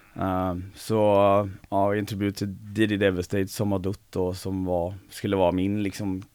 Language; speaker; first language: Swedish; native; Swedish